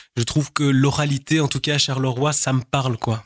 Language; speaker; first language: French; native; French